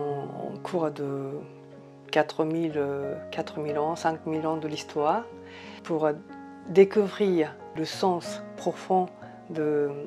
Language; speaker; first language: French; non-native, fluent; Japanese